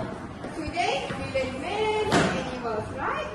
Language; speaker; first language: English; non-native, learner; Malay